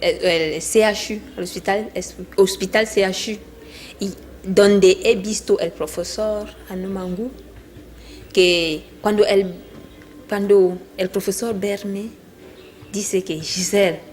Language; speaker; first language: Spanish; non-native, learner; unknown